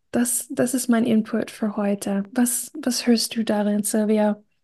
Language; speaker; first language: German; non-native, fluent; English